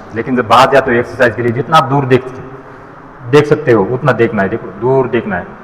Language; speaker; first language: Hindi; non-native, local second language; Marathi